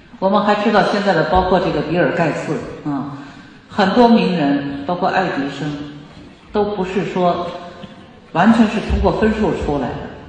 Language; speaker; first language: Chinese; native; Chinese